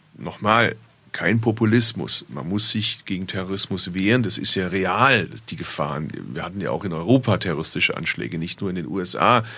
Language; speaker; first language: German; early bilingual, other home language; Turkish